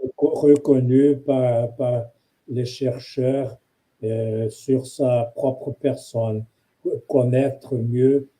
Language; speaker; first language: French; non-native, fluent; Portuguese